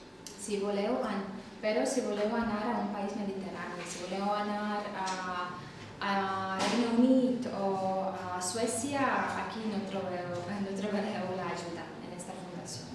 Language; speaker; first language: Catalan; non-native, fluent; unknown